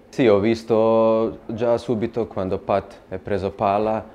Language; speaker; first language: Italian; non-native, fluent; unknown